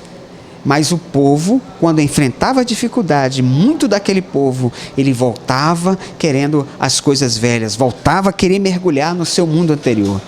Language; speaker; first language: Portuguese; native; Portuguese